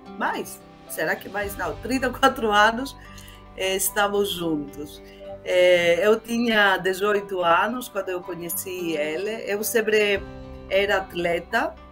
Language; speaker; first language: Portuguese; non-native, fluent; Greek